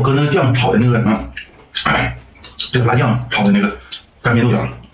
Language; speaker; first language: Chinese; native; Chinese